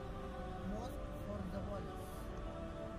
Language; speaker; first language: English; non-native, learner; Arabic